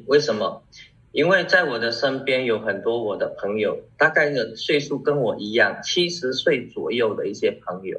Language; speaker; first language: Chinese; early bilingual, heritage; Chinese